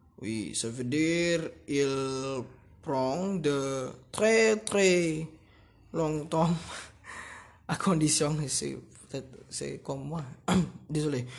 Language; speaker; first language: French; non-native, learner; Indonesian